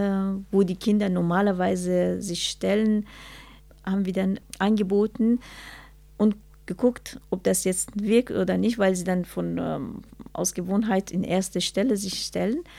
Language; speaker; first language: German; non-native, learner; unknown